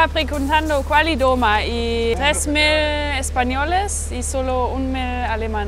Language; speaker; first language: Spanish; non-native, learner; German